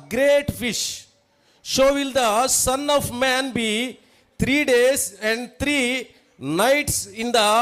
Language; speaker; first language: English; non-native, local second language; Telugu